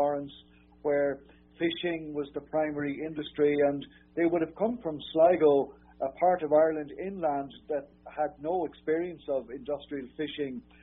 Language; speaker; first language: English; native; English